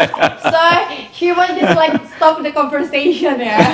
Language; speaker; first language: English; non-native, fluent; Indonesian